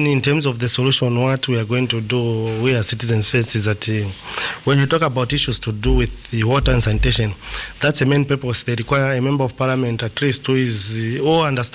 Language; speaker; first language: English; non-native, local second language; Nyanja